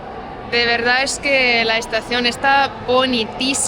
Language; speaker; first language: Spanish; non-native, fluent; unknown